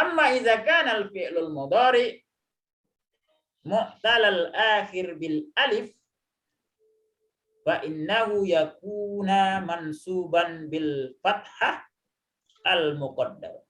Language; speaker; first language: Arabic; non-native, fluent; Indonesian